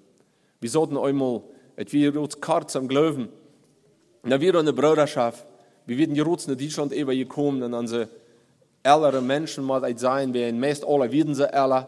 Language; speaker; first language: German; non-native, learner; Plautdietsch